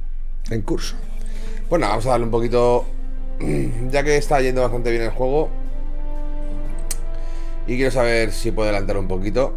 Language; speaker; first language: Spanish; native; Spanish